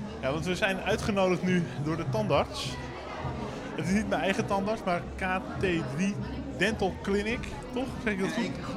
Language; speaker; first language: Dutch; native; Dutch